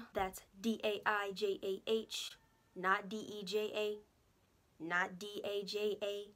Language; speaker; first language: English; native; English